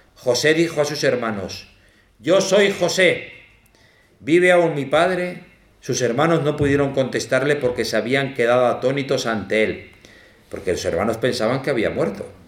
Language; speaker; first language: Spanish; native; Spanish